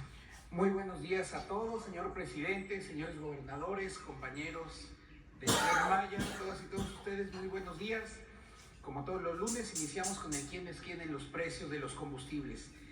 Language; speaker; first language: Spanish; native; Spanish